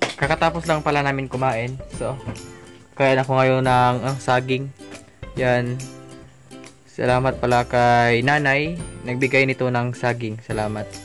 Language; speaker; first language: Filipino; non-native, local second language; Cebuano